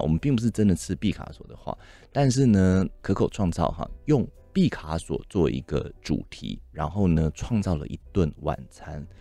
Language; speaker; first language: Chinese; native; Chinese